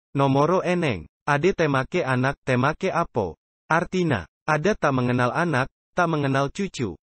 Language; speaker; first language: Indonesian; non-native, local second language; Buginese